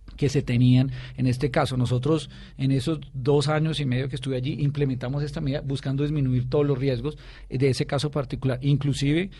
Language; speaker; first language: Spanish; native; Spanish